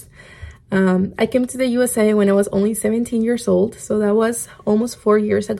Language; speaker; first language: English; non-native, fluent; Spanish